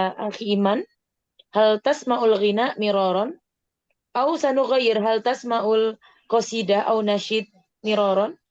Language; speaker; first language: Arabic; non-native, fluent; Indonesian